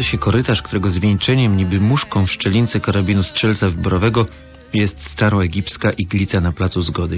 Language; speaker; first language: Polish; native; Polish